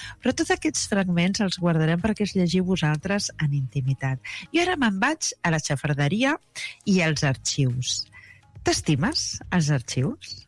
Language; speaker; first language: Catalan; native; Catalan